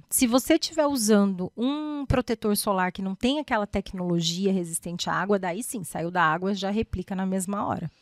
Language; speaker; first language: Portuguese; native; Portuguese